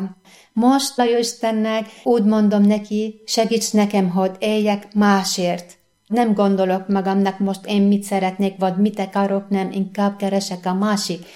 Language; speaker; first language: Hungarian; non-native, fluent; Arabic